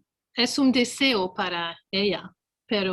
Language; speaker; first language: Spanish; non-native, learner; English